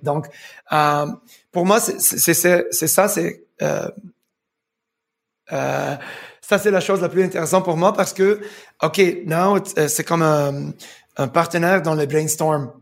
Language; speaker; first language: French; non-native, fluent; English